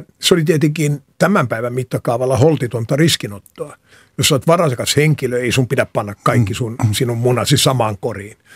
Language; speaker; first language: Finnish; non-native, local second language; Swedish